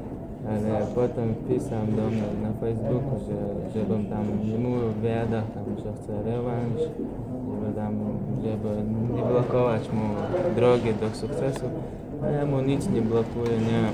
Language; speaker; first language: Polish; non-native, learner; Chechen